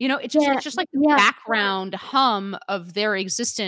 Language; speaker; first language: English; native; English